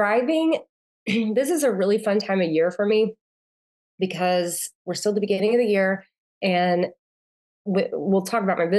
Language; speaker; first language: English; native; English